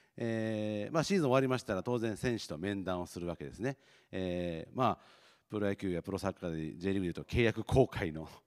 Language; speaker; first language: Japanese; native; Japanese